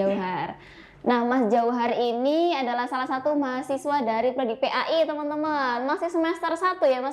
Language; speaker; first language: Indonesian; native; Indonesian